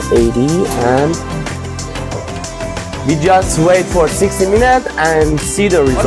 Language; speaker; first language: English; non-native, learner; Persian